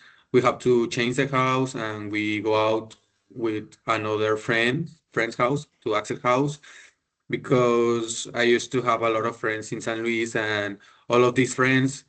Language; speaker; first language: English; non-native, learner; Spanish